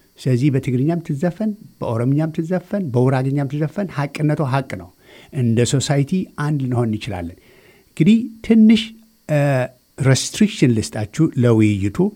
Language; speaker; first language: Amharic; native; Amharic